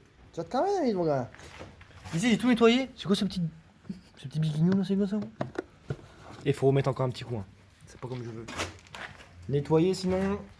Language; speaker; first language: French; native; French